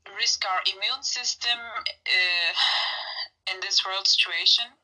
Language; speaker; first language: English; non-native, fluent; Turkish